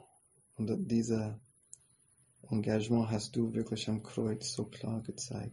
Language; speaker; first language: German; non-native, fluent; English